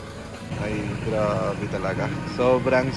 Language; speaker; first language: Filipino; non-native, local second language; Bikol